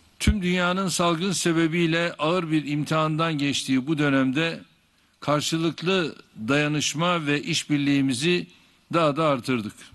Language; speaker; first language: Turkish; native; Turkish